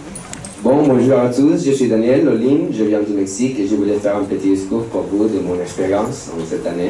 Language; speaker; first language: French; non-native, fluent; Spanish